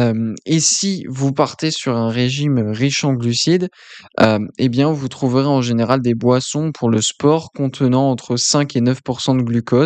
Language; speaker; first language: French; native; French